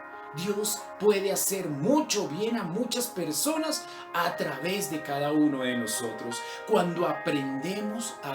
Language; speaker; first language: Spanish; native; Spanish